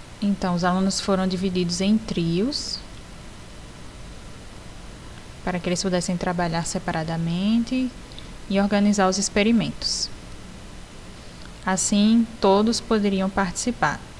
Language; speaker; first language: Portuguese; native; Portuguese